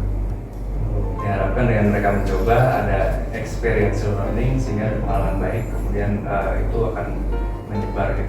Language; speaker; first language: Indonesian; native; Indonesian